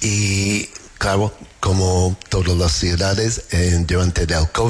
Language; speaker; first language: Spanish; non-native, fluent; English